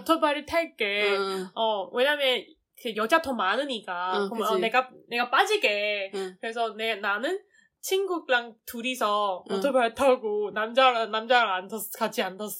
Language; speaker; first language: Korean; non-native, learner; Chinese